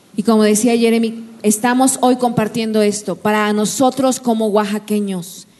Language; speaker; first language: Spanish; native; Spanish